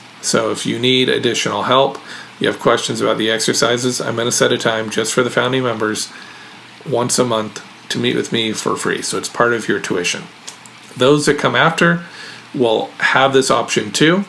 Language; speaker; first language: English; native; English